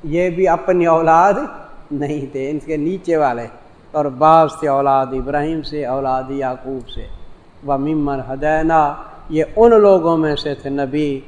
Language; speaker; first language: Urdu; non-native, local second language; Saraiki